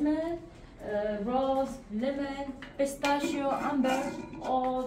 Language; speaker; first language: English; non-native, learner; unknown